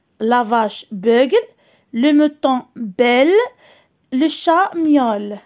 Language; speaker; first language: French; non-native, local second language; Arabic